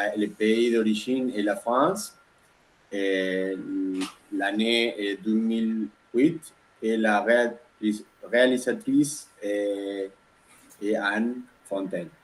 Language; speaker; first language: French; non-native, learner; Spanish